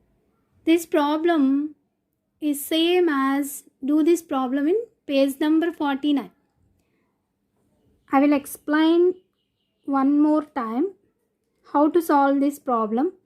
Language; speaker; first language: English; non-native, local second language; Telugu